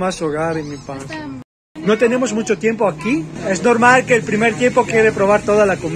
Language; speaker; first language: Spanish; non-native, learner; Italian